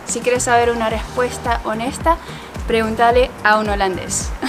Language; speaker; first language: Spanish; early bilingual, heritage; Spanish